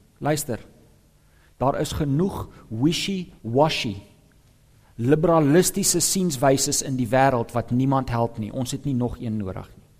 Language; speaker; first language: Afrikaans; non-native, local second language; English